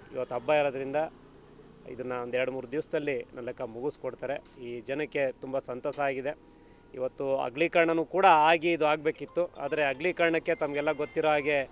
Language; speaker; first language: Kannada; native; Kannada